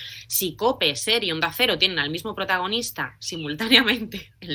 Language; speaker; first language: Spanish; native; Spanish